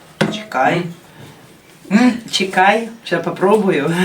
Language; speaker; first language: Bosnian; non-native, learner; Russian